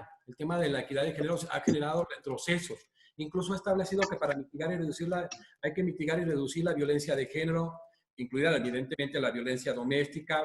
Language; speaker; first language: Spanish; native; Spanish